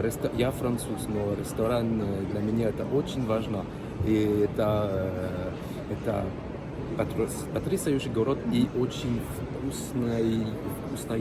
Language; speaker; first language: Russian; non-native, learner; French